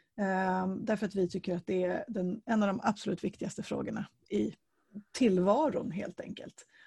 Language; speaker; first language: Swedish; native; Swedish